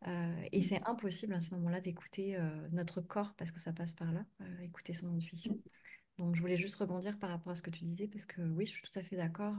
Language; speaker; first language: French; native; French